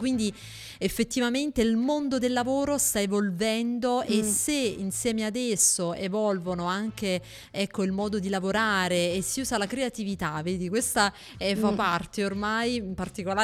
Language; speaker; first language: Italian; native; Italian